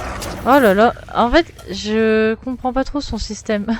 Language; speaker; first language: French; native; French